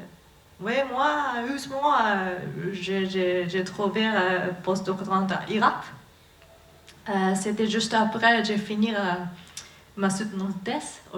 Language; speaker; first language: French; non-native, learner; Japanese